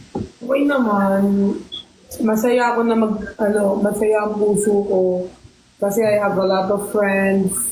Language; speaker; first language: Filipino; native; Filipino